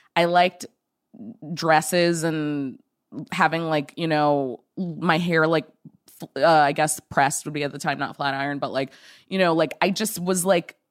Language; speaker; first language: English; native; English